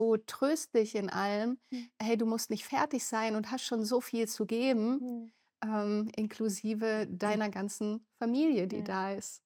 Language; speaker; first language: German; native; German